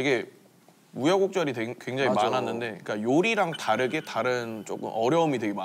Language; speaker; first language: Korean; native; Korean